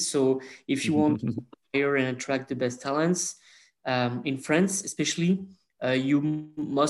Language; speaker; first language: English; non-native, fluent; French